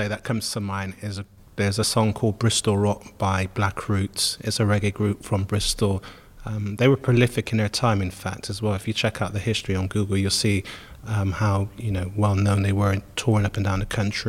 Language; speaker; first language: English; native; English